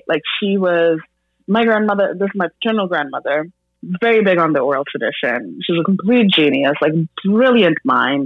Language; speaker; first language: English; non-native, local second language; Bangla